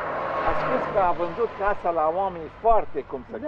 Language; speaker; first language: Romanian; non-native, local second language; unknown